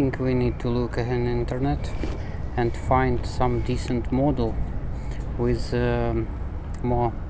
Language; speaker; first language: English; non-native, learner; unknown